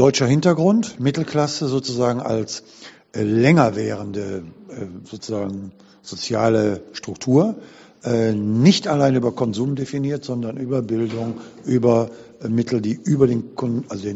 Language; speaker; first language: German; native; German